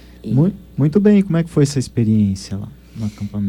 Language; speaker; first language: Portuguese; native; Portuguese